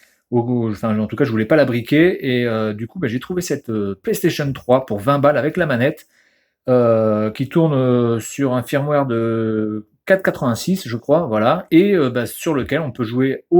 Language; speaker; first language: French; native; French